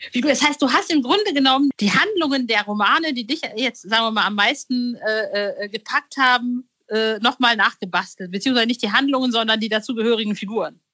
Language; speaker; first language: German; native; German